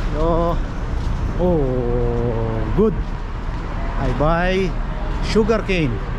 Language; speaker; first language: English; non-native, local second language; Filipino